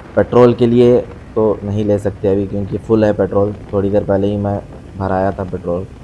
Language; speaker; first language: Hindi; non-native, local second language; Urdu